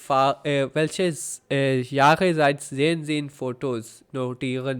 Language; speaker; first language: German; non-native, fluent; Urdu